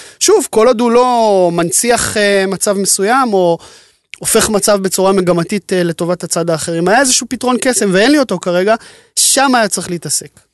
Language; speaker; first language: Hebrew; native; Hebrew